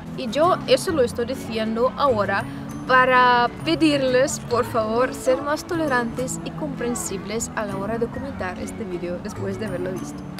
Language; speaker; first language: Spanish; non-native, fluent; Russian